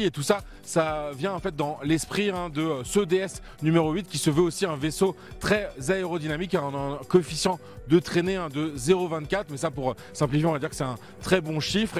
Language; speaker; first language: French; native; French